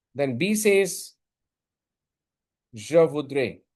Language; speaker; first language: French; non-native, learner; Hindi